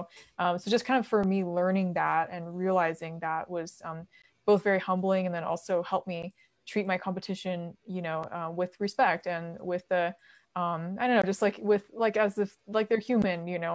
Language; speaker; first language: English; native; English